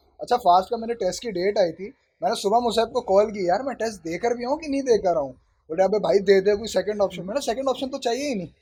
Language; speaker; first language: Urdu; native; Urdu